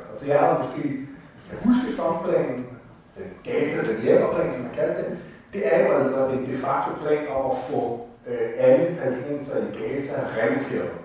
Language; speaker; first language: Danish; native; Danish